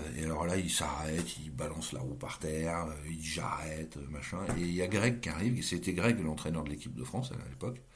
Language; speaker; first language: French; native; French